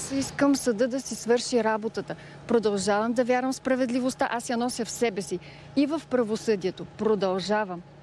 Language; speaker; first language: Bulgarian; native; Bulgarian